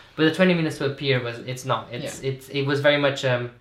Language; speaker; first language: English; non-native, fluent; Portuguese